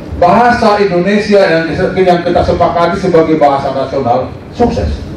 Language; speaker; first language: Indonesian; non-native, local second language; Batak Toba